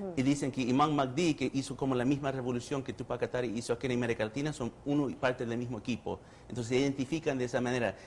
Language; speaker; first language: Spanish; early bilingual, heritage; Spanish